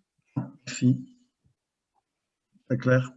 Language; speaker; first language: French; non-native, learner; Spanish